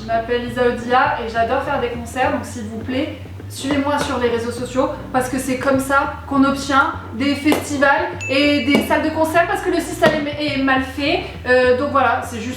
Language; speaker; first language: French; native; French